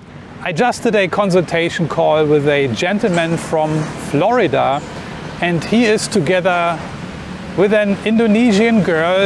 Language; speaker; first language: English; non-native, fluent; German